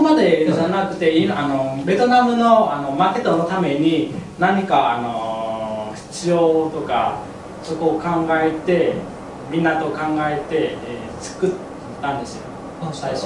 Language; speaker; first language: Japanese; non-native, learner; Vietnamese